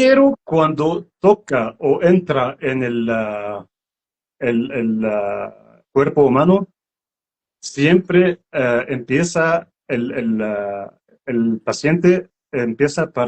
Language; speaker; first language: Spanish; non-native, learner; Arabic